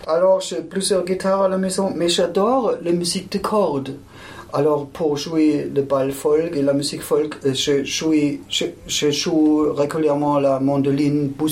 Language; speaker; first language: French; non-native, fluent; German